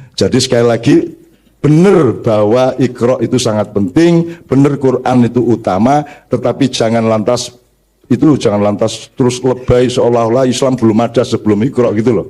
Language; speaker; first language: Indonesian; native; Indonesian